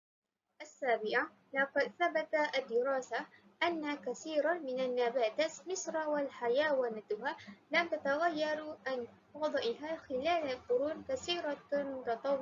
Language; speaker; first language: Arabic; non-native, learner; Malay